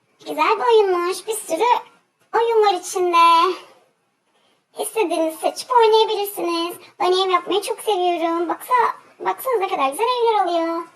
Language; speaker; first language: Turkish; native; Turkish